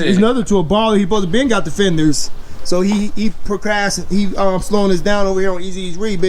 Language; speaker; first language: English; native; English